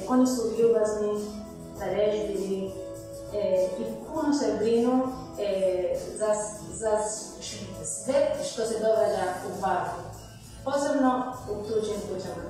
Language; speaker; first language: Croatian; non-native, learner; Hungarian